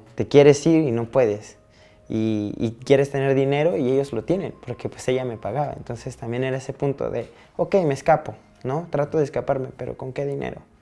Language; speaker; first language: Spanish; native; Spanish